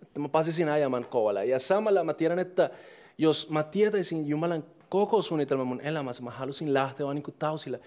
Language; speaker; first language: Finnish; non-native, fluent; English